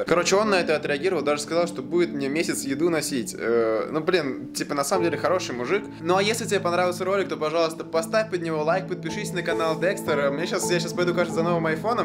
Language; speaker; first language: Russian; native; Russian